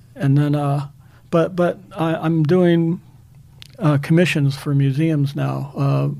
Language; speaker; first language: English; native; English